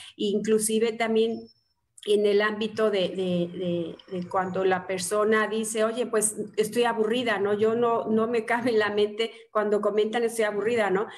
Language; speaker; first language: Spanish; native; Spanish